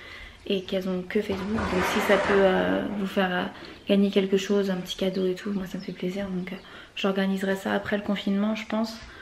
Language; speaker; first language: French; native; French